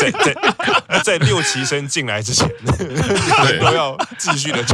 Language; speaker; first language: Chinese; native; Chinese